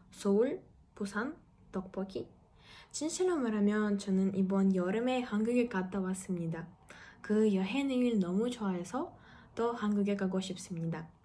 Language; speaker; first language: Korean; non-native, learner; Russian